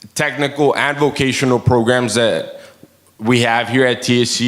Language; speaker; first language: English; early bilingual, other home language; Spanish